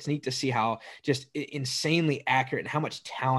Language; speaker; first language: English; native; English